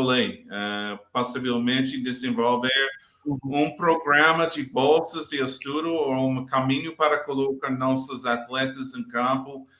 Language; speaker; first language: Portuguese; non-native, learner; English